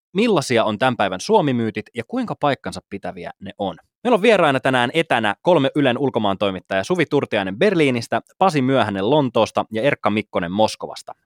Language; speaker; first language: Finnish; native; Finnish